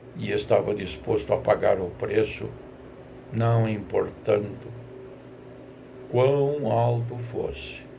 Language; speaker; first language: Portuguese; native; Portuguese